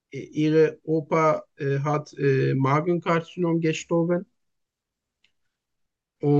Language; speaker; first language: German; non-native, learner; Turkish